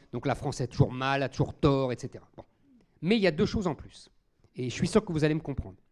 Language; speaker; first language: French; native; French